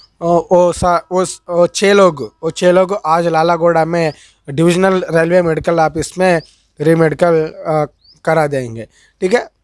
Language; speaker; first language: Hindi; non-native, local second language; Telugu